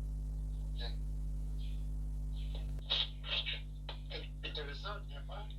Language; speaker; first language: French; non-native, learner; English